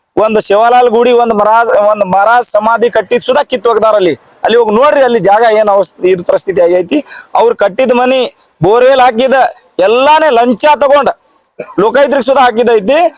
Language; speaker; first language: Kannada; non-native, local second language; Lambadi